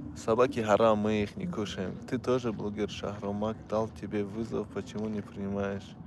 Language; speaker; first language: Russian; non-native, local second language; Tajik